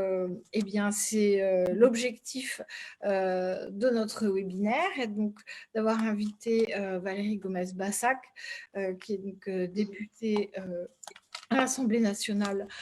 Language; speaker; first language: French; native; French